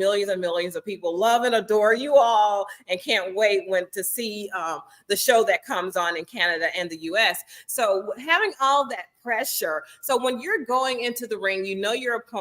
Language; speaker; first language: English; native; English